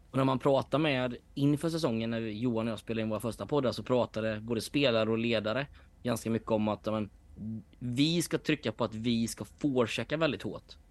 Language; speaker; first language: Swedish; native; Swedish